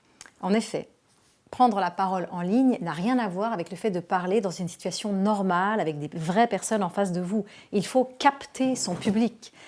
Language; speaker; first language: French; native; French